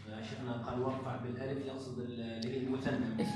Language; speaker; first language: Arabic; native; Arabic